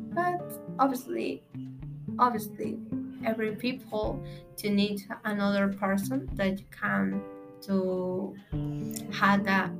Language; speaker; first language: English; non-native, learner; Spanish